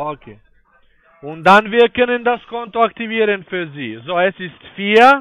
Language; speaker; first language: German; non-native, learner; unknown